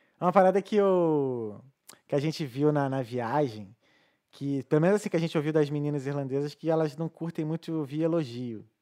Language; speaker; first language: Portuguese; native; Portuguese